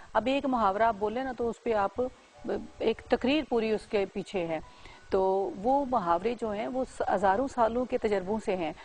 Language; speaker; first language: Urdu; non-native, local second language; Punjabi